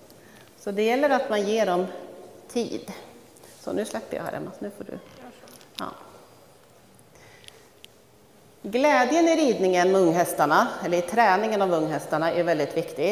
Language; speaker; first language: Swedish; native; Swedish